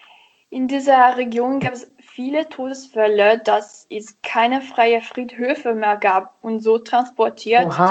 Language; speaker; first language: German; non-native, learner; Italian